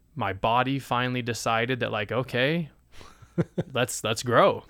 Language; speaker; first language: English; native; English